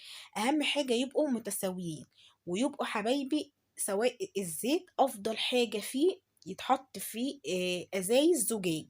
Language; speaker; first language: Arabic; native; Arabic